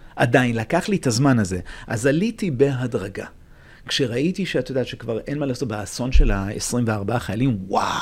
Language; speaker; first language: Hebrew; native; Hebrew